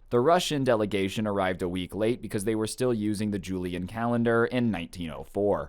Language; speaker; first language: English; native; English